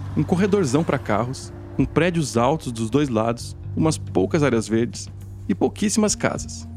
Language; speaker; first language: Portuguese; native; Portuguese